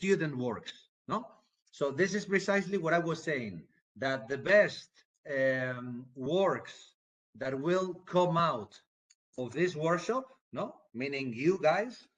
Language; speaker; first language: English; non-native, fluent; Spanish